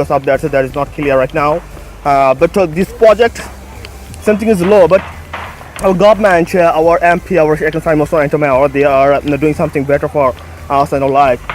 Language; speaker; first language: English; non-native, fluent; Bangla